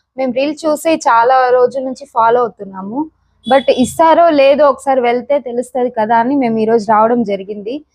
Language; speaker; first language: Telugu; native; Telugu